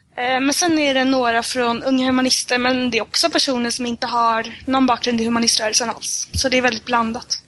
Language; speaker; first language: Swedish; native; Swedish